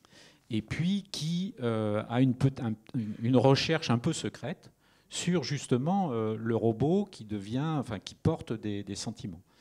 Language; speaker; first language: French; native; French